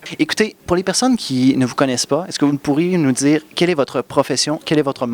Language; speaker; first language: French; native; French